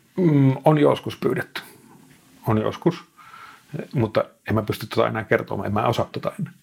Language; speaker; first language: Finnish; native; Finnish